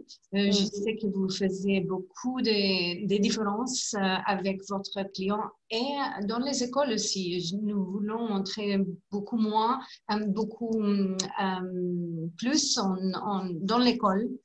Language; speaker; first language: French; non-native, learner; English